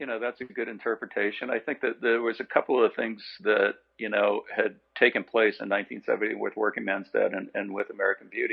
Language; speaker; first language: English; native; English